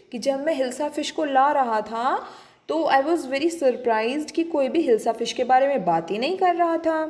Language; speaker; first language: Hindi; native; Hindi